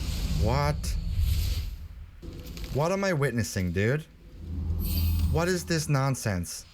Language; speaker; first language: English; native; English